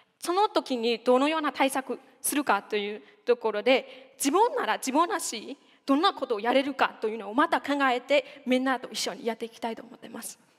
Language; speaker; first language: Japanese; non-native, fluent; Burmese